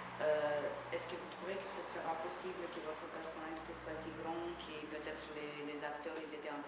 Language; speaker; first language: French; non-native, fluent; Romanian